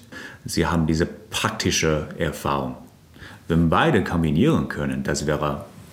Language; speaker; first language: German; non-native, fluent; Chinese